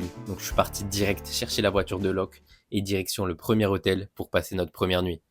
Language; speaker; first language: French; native; French